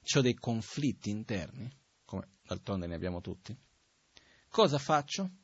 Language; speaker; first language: Italian; non-native, fluent; Portuguese